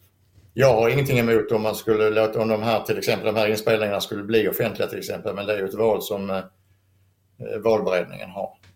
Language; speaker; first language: Swedish; native; Swedish